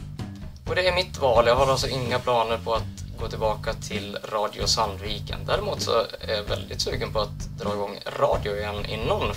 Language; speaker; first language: Swedish; native; Swedish